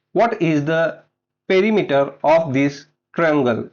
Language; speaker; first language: English; non-native, local second language; Marathi